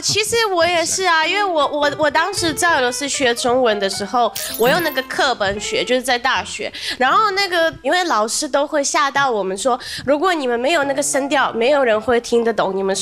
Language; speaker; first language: Chinese; non-native, fluent; Russian